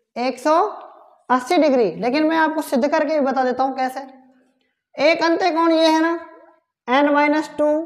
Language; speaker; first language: Hindi; native; Hindi